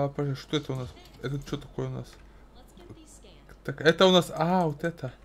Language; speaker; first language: Russian; native; Russian